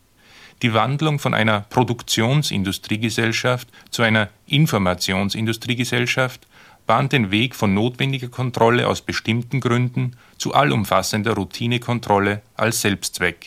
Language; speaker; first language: German; native; German